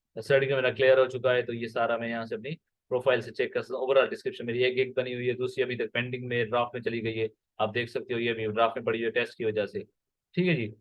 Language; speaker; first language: Urdu; non-native, local second language; Sindhi